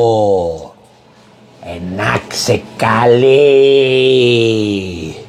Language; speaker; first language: Indonesian; non-native, learner; Spanish